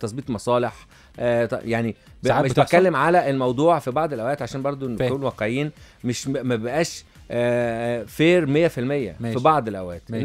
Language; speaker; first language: Arabic; native; Arabic